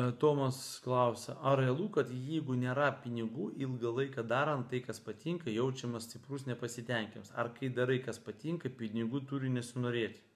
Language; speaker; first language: Lithuanian; native; Lithuanian